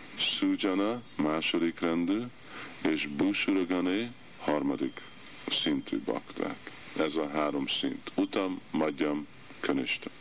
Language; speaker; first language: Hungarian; early bilingual, heritage; Hungarian